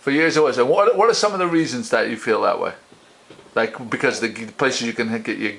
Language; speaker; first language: English; native; English